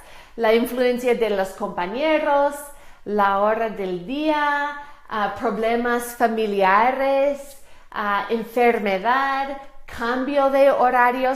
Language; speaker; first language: Spanish; non-native, fluent; English